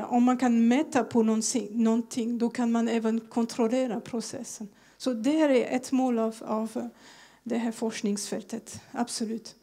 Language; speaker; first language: Swedish; non-native, fluent; French